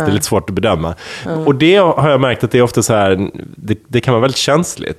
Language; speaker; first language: Swedish; native; Swedish